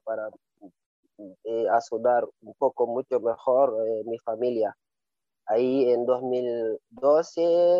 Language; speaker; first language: Spanish; non-native, learner; Wolof